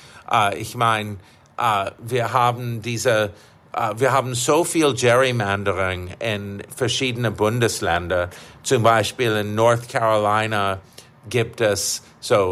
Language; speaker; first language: German; non-native, fluent; English